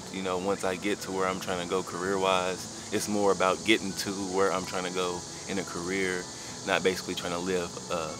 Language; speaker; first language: English; native; English